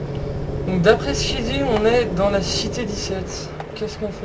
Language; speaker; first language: French; native; French